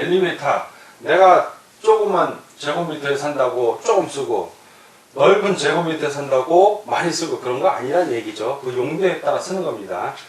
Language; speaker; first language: Korean; native; Korean